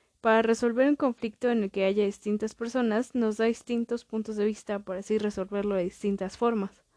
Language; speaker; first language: Spanish; native; Spanish